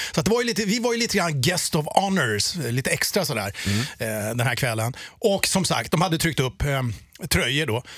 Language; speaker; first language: Swedish; native; Swedish